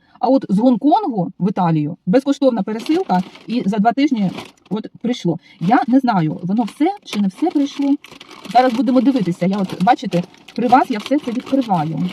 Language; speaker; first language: Ukrainian; non-native, local second language; Russian